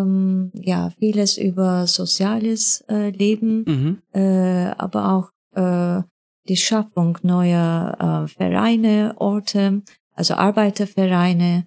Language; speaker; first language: German; non-native, fluent; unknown